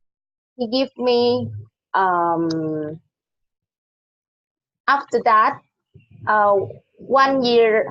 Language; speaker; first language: English; non-native, learner; Vietnamese